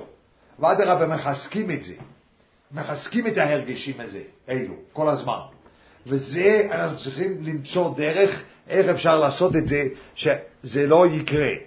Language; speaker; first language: Hebrew; non-native, fluent; English